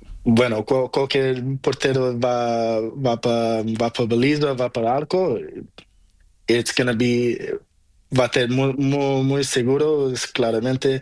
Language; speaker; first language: Spanish; non-native, learner; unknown